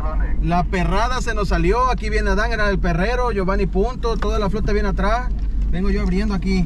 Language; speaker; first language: Spanish; native; Spanish